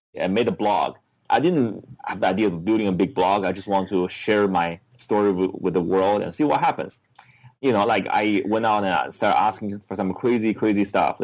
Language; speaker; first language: English; non-native, fluent; Chinese